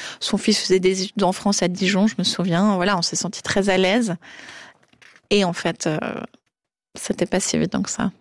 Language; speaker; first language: French; native; French